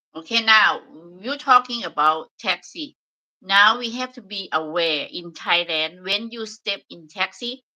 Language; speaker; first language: English; non-native, learner; Thai